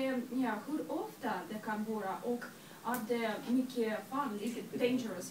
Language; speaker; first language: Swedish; non-native, learner; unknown